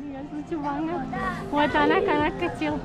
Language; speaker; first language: Indonesian; non-native, learner; English